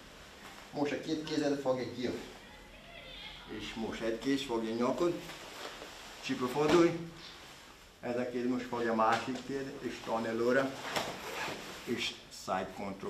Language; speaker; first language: Hungarian; non-native, learner; Portuguese